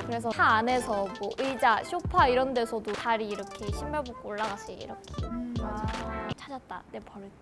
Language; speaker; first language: Korean; non-native, fluent; Chinese